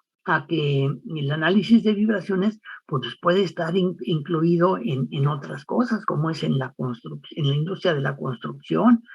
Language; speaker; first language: Spanish; native; Spanish